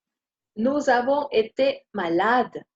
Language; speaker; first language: French; non-native, fluent; Spanish